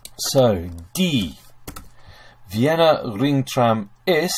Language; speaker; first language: German; non-native, fluent; English